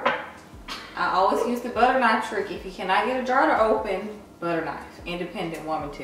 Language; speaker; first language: English; native; English